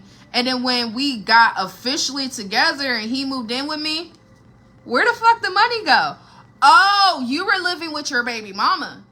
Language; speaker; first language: English; native; English